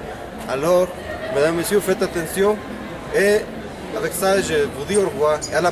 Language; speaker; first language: French; non-native, fluent; Spanish